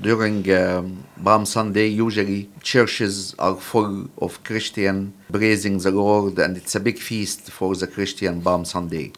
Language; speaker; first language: English; non-native, fluent; Arabic